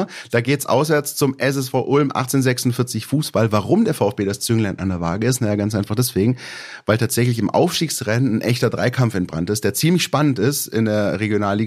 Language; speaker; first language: German; native; German